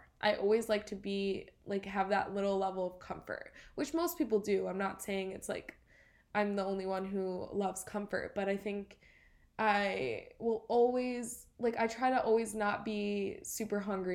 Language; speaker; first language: English; native; English